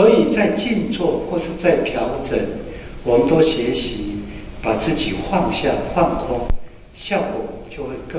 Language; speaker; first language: Chinese; native; Chinese